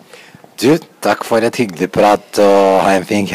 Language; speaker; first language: Norwegian; non-native, fluent; Serbian